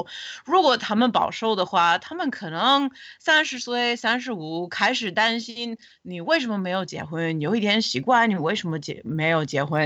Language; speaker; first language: Chinese; non-native, fluent; English